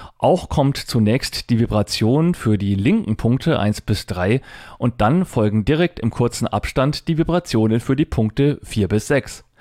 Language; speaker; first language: German; native; German